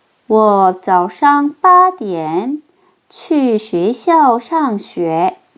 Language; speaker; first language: Chinese; non-native, fluent; Korean